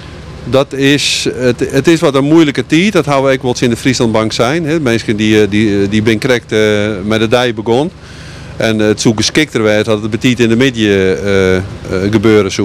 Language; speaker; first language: Dutch; native; Dutch